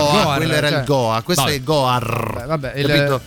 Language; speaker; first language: Italian; native; Italian